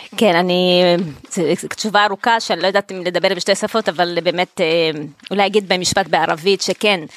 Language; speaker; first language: Hebrew; non-native, local second language; Arabic